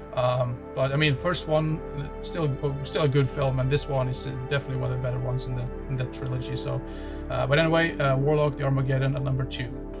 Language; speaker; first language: English; non-native, fluent; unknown